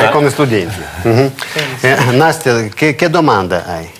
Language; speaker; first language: Italian; non-native, fluent; Russian